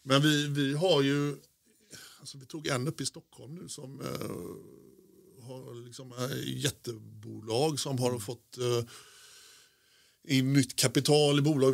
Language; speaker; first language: Swedish; native; Swedish